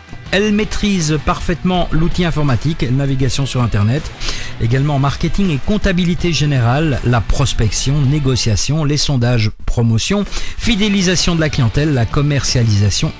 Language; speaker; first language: French; native; French